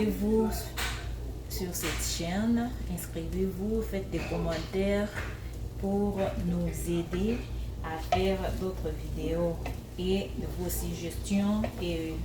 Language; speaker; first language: French; non-native, local second language; Lingala